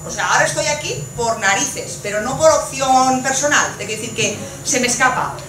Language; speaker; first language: Spanish; non-native, local second language; Catalan